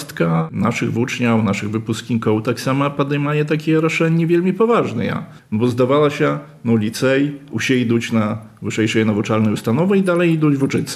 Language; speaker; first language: Polish; non-native, local second language; Belarusian